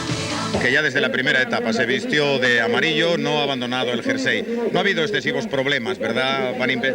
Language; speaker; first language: Spanish; native; Spanish